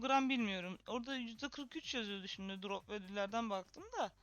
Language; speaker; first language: Turkish; native; Turkish